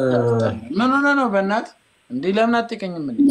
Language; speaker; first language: Amharic; native; Amharic